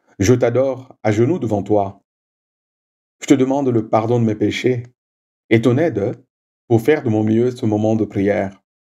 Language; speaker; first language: French; non-native, local second language; Swahili